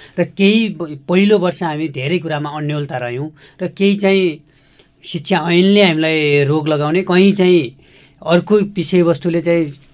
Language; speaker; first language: Nepali; native; Nepali